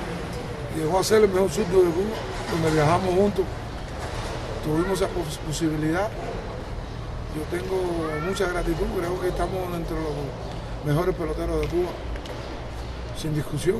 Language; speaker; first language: Spanish; native; Spanish